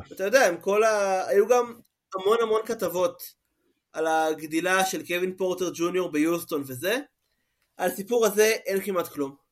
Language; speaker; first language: Hebrew; native; Hebrew